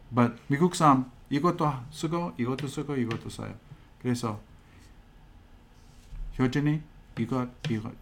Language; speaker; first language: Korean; non-native, fluent; English